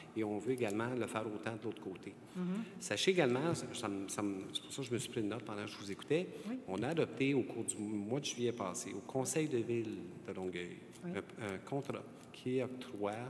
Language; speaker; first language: French; native; French